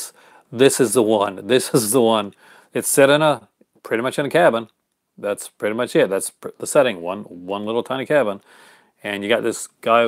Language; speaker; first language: English; native; English